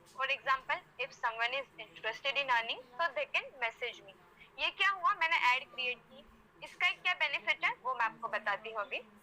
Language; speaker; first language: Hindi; non-native, local second language; Gujarati